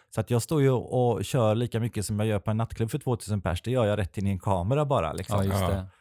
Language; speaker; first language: Swedish; native; Swedish